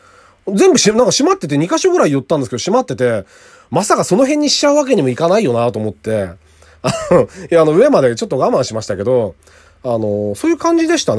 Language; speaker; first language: Japanese; native; Japanese